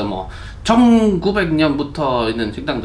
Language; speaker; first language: Korean; non-native, learner; Spanish